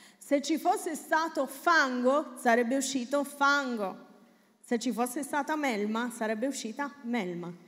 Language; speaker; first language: Italian; native; Italian